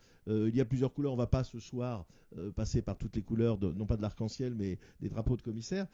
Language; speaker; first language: French; native; French